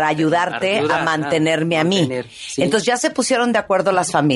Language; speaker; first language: Spanish; native; Spanish